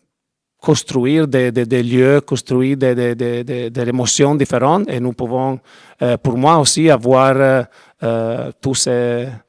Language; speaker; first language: French; non-native, learner; Italian